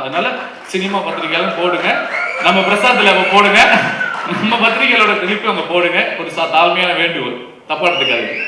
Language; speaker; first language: Tamil; native; Tamil